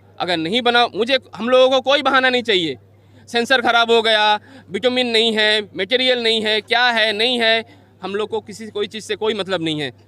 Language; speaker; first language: Hindi; non-native, local second language; Bangla